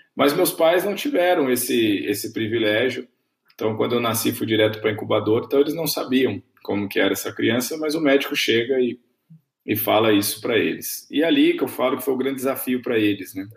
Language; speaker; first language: Portuguese; native; Portuguese